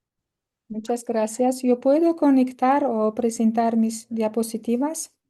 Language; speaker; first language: Spanish; non-native, fluent; Uzbek